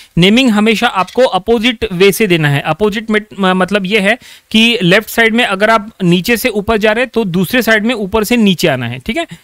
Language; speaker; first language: Hindi; non-native, local second language; Marathi